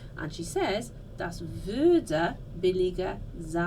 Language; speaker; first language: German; non-native, fluent; English